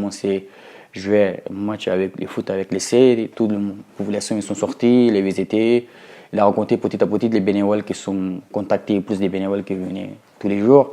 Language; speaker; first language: French; non-native, learner; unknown